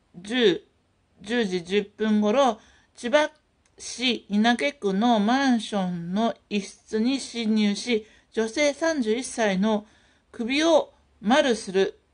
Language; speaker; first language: Japanese; native; Japanese